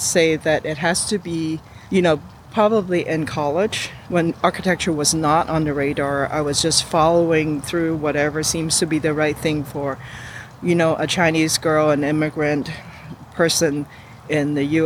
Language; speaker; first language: English; non-native, local second language; Cantonese